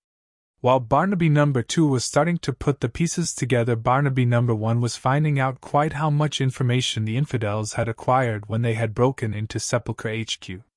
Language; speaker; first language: English; native; English